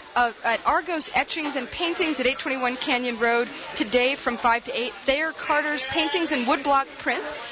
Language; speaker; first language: English; native; English